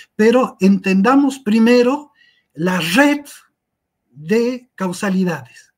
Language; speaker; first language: Spanish; native; Spanish